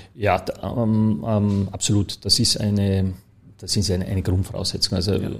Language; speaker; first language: German; native; German